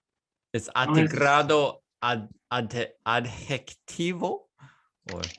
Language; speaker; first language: Spanish; non-native, fluent; English